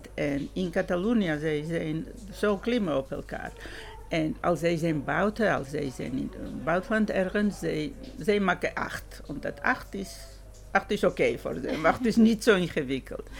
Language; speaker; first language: Dutch; non-native, fluent; Georgian